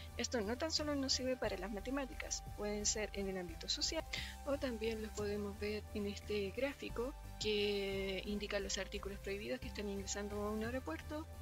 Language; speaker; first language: Spanish; native; Spanish